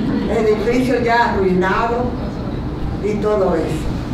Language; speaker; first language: Spanish; native; Spanish